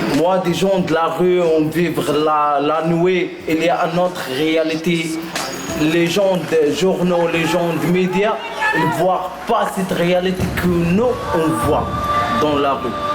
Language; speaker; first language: French; non-native, local second language; Arabic